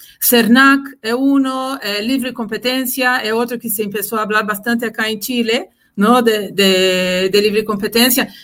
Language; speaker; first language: Spanish; non-native, fluent; Portuguese